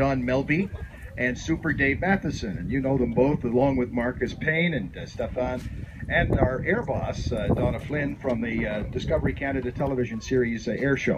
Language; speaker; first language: English; native; English